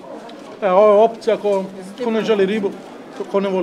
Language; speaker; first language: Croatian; non-native, learner; Italian